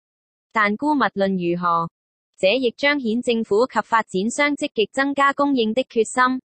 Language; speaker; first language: Chinese; native; Chinese